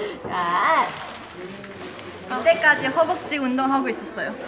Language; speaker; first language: Korean; non-native, fluent; Chinese